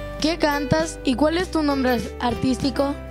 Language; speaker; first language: Spanish; native; Spanish